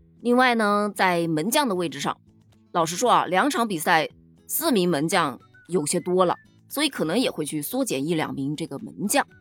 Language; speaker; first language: Chinese; native; Chinese